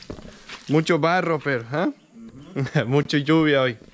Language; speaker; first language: Spanish; non-native, learner; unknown